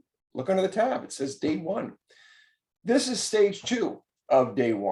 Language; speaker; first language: English; native; English